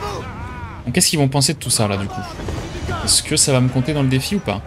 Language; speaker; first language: French; native; French